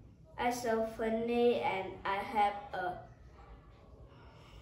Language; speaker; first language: English; non-native, learner; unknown